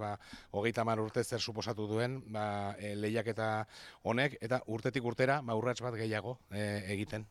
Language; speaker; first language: Basque; native; Basque